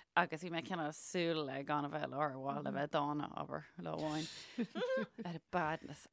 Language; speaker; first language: Irish; native; Irish